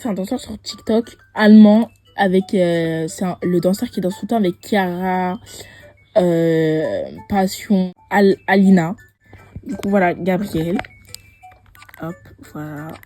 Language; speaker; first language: French; native; French